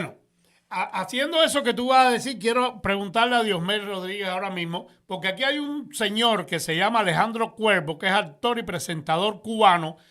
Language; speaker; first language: Spanish; native; Spanish